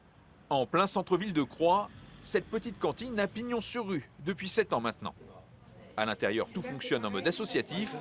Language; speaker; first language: French; native; French